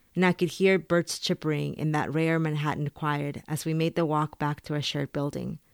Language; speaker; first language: English; early bilingual, other home language; Spanish